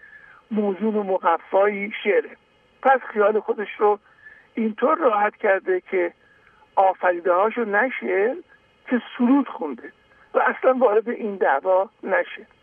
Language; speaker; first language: Persian; native; Persian